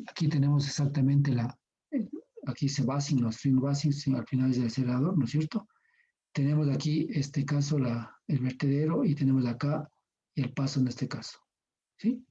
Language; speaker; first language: Spanish; native; Spanish